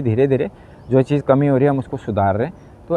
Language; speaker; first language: Hindi; native; Hindi